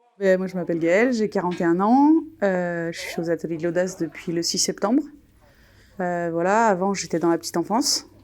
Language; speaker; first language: French; native; French